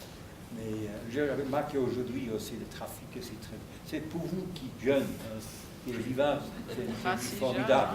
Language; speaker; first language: French; non-native, fluent; German